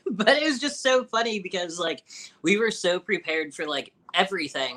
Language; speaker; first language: English; native; English